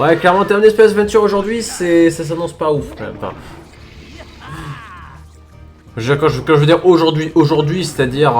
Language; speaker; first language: French; native; French